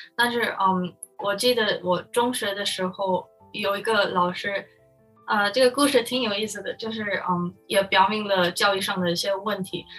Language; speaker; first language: Chinese; non-native, fluent; Min Nan Chinese